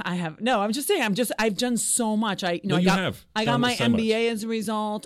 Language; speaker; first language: English; native; English